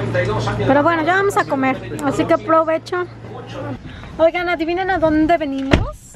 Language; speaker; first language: Spanish; native; Spanish